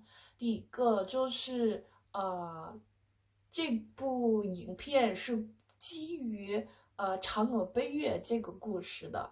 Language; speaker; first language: Chinese; non-native, fluent; English